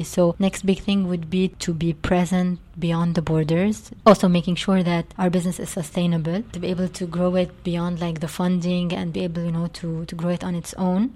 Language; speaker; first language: English; non-native, fluent; Arabic